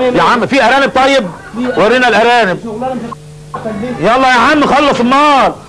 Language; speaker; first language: Arabic; native; Arabic